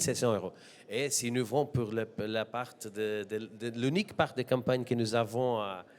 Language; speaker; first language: French; non-native, learner; Portuguese